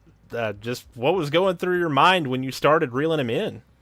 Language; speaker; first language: English; native; English